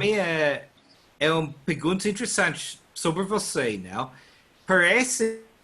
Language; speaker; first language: Portuguese; non-native, learner; English